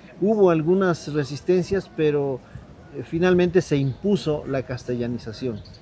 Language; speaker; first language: Spanish; native; Spanish